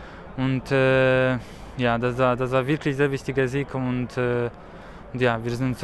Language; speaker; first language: German; non-native, learner; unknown